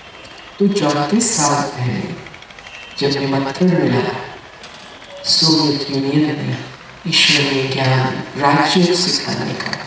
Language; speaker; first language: Hindi; native; Hindi